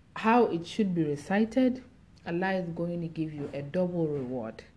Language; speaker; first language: English; non-native, local second language; Akan